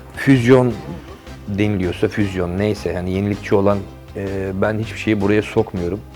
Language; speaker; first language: Turkish; native; Turkish